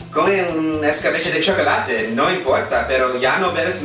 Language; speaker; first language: Spanish; non-native, learner; English